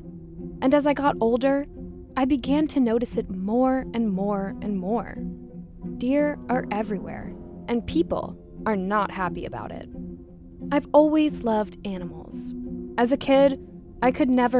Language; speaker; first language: English; native; English